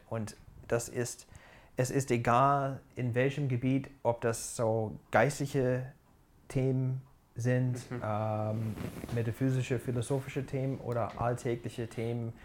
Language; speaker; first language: German; non-native, fluent; English